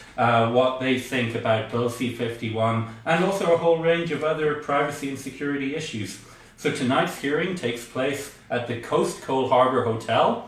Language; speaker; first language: English; native; English